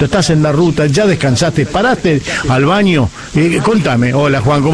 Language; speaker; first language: Spanish; native; Spanish